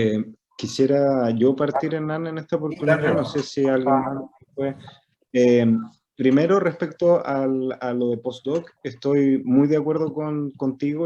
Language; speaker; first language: Spanish; native; Spanish